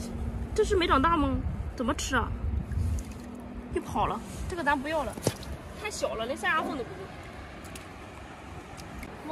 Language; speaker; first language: Chinese; native; Chinese